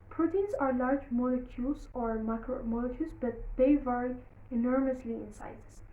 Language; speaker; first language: English; non-native, local second language; Amharic